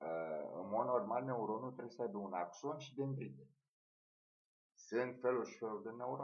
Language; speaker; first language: Romanian; native; Romanian